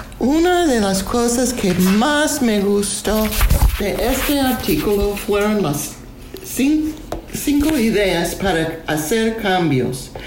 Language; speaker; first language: Spanish; non-native, learner; English